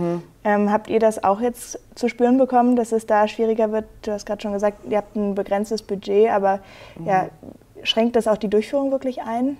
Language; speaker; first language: German; native; German